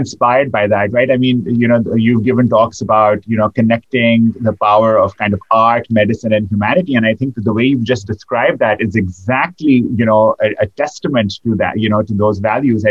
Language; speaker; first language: English; non-native, local second language; Urdu